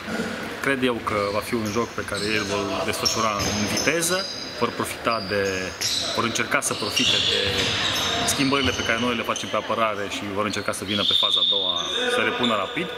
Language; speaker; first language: Romanian; native; Romanian